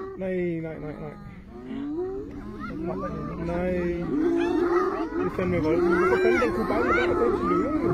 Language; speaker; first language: Danish; native; Danish